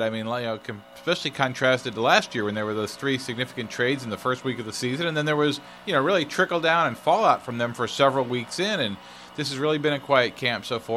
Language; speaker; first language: English; native; English